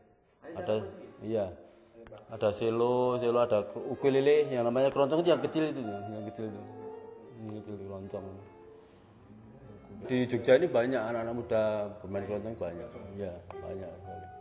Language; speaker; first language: Indonesian; non-native, local second language; Javanese